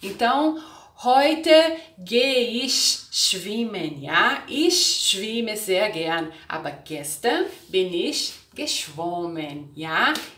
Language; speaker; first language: German; non-native, fluent; Portuguese